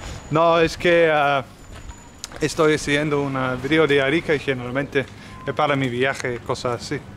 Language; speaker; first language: Spanish; non-native, learner; English